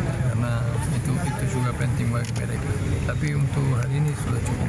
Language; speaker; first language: Indonesian; non-native, fluent; Spanish